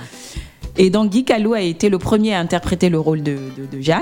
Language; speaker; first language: French; native; French